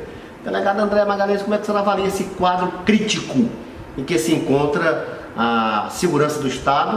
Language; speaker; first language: Portuguese; native; Portuguese